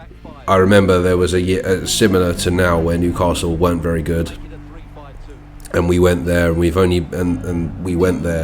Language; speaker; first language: English; native; English